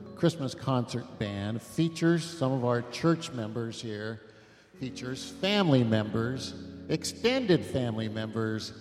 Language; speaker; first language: English; early bilingual, other home language; Spanish